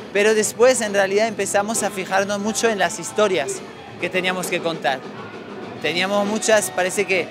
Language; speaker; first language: Spanish; non-native, fluent; French